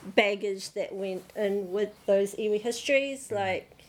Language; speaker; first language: English; native; English